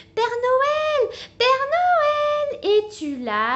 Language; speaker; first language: French; native; French